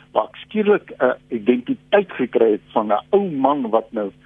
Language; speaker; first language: Afrikaans; native; Afrikaans